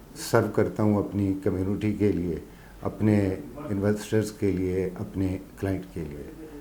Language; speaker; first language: Urdu; non-native, local second language; Punjabi